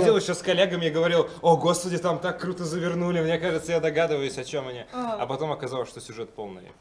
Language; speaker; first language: Russian; native; Russian